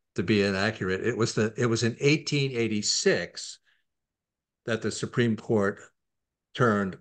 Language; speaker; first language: English; native; English